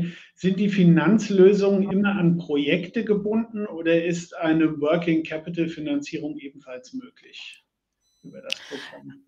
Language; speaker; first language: German; native; German